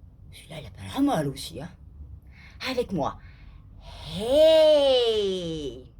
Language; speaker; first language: French; native; French